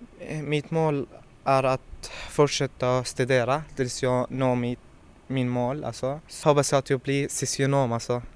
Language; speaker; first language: Swedish; non-native, learner; Arabic